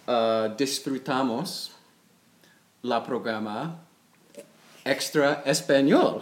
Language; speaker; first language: Spanish; non-native, learner; English